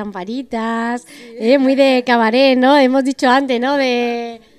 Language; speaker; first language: Spanish; native; Spanish